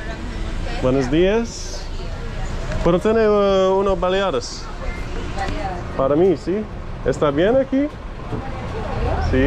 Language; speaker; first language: Spanish; non-native, learner; English